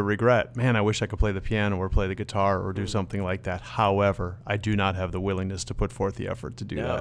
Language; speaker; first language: English; early bilingual, other home language; Dutch